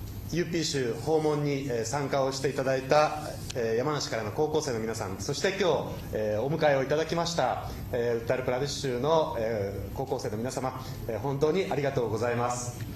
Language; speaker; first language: Japanese; native; Japanese